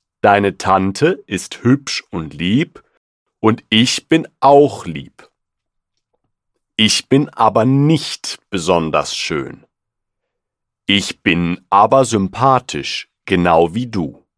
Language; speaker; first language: German; non-native, fluent; Russian